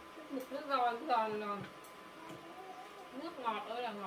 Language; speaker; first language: Korean; non-native, learner; Vietnamese